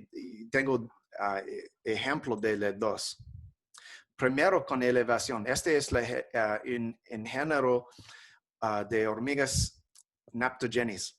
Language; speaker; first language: Spanish; non-native, fluent; English